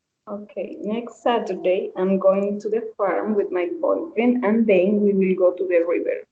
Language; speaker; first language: English; non-native, learner; Spanish